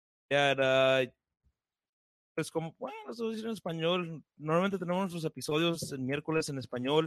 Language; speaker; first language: Spanish; early bilingual, heritage; Spanish